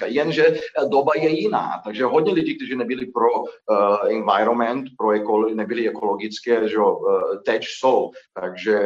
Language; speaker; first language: Czech; non-native, fluent; Portuguese